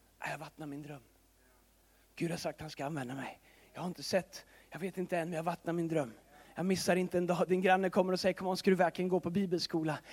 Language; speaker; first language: Swedish; native; Swedish